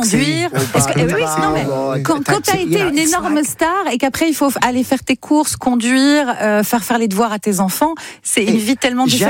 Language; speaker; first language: French; native; French